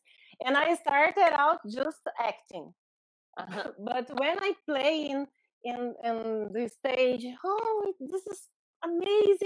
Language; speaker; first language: English; non-native, learner; Portuguese